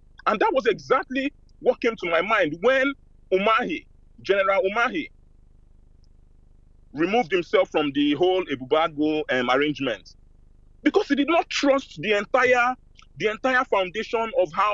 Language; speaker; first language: English; non-native, local second language; Igbo